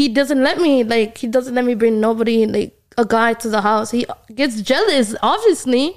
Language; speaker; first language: English; native; English